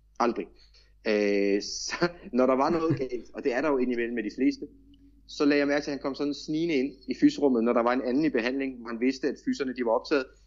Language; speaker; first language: Danish; native; Danish